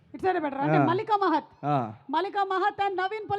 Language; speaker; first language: Telugu; native; Telugu